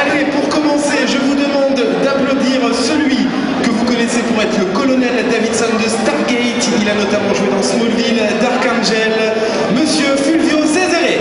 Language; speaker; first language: French; native; French